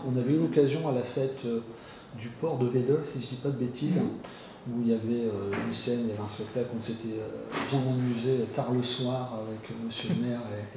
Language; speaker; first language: French; native; French